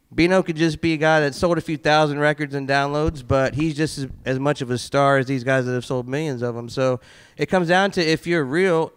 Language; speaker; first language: English; native; English